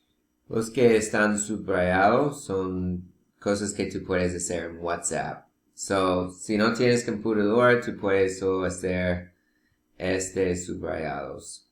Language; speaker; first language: Spanish; non-native, learner; English